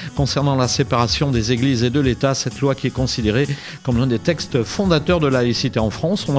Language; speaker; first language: French; native; French